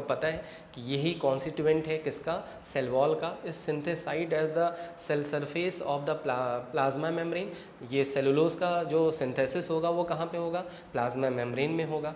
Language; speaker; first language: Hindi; native; Hindi